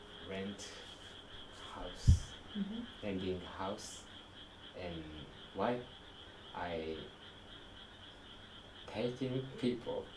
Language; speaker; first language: English; non-native, learner; Japanese